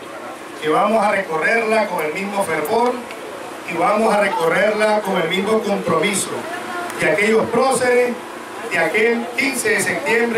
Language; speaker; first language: Spanish; native; Spanish